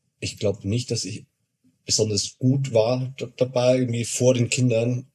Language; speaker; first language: German; non-native, fluent; Spanish